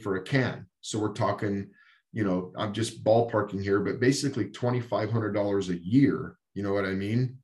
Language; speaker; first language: English; native; English